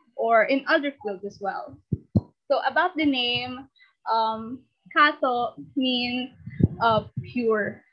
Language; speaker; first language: English; non-native, local second language; Filipino